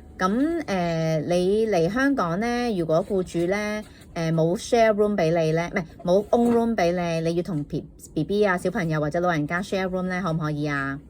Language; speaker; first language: Cantonese; native; Cantonese